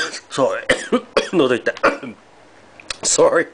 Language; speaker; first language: English; non-native, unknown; Japanese